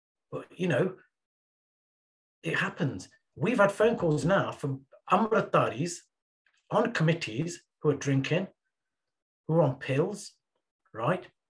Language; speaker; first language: English; early bilingual, other home language; Punjabi